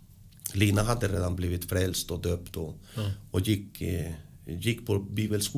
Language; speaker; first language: Swedish; early bilingual, other home language; Spanish